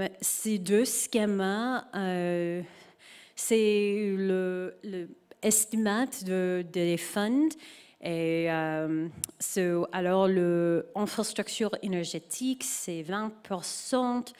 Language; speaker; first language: French; non-native, learner; English